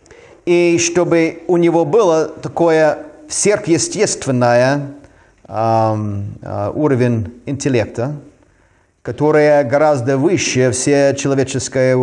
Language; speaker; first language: Russian; non-native, fluent; English